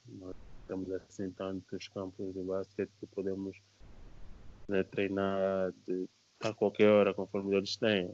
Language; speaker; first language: Portuguese; native; Portuguese